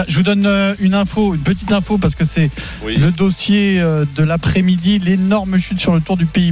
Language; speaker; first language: French; native; French